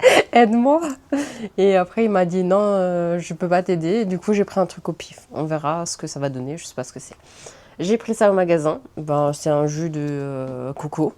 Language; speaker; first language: French; native; French